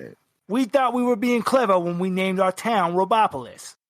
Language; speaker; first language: English; native; English